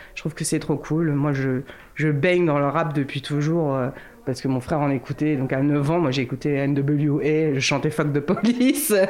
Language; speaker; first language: French; early bilingual, other home language; Kabuverdianu